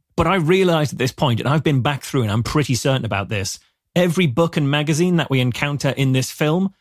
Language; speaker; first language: English; native; English